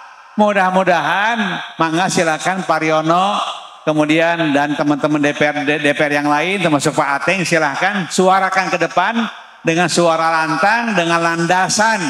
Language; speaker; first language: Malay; non-native, local second language; Sundanese